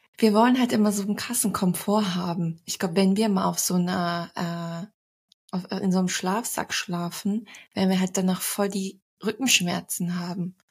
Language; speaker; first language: German; early bilingual, other home language; Turkish